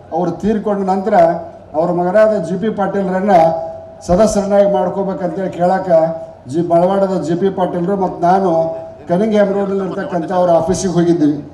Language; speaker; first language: Kannada; native; Kannada